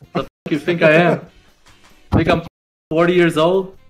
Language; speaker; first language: English; native; English